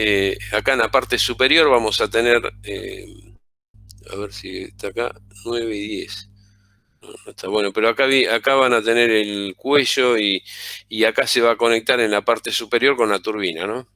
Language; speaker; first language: Spanish; native; Spanish